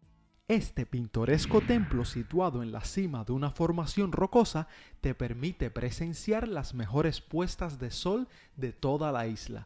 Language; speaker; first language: Spanish; native; Spanish